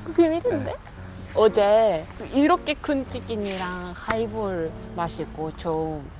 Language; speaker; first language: Korean; non-native, learner; Japanese